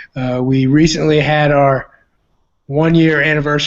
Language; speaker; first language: English; native; English